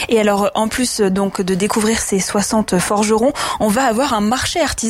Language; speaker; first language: French; native; French